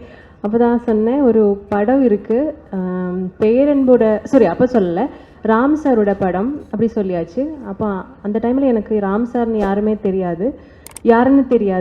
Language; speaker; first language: Tamil; non-native, learner; Malayalam